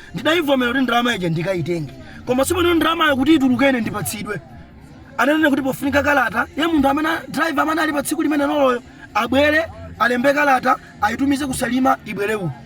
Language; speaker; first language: Nyanja; non-native, local second language; Tumbuka